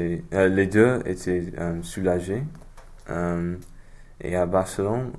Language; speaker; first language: French; non-native, learner; English